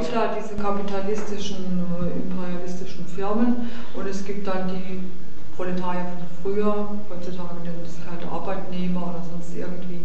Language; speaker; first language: German; native; German